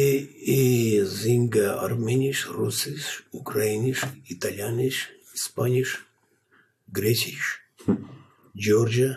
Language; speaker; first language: Russian; non-native, fluent; Armenian